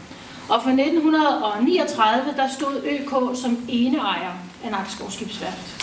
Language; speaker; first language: Danish; native; Danish